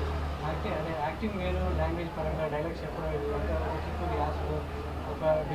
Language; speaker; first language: Telugu; native; Telugu